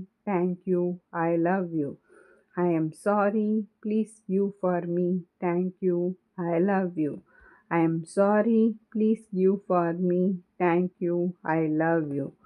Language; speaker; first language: English; non-native, learner; Tamil